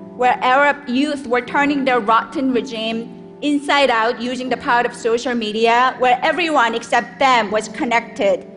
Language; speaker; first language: English; non-native, fluent; Korean